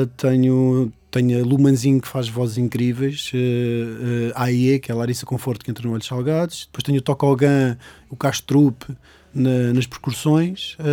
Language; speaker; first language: Portuguese; native; Portuguese